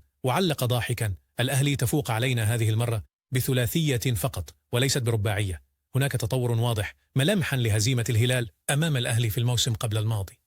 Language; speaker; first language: Arabic; native; Arabic